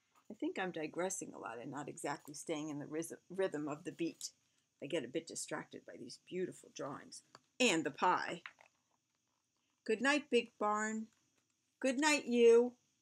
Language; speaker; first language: English; native; English